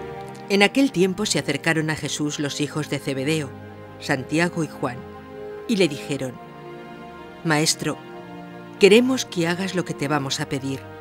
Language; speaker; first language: Spanish; native; Spanish